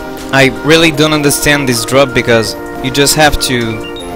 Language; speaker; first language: English; non-native, learner; French